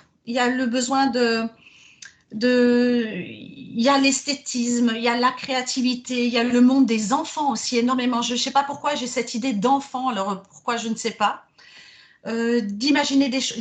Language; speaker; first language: French; native; French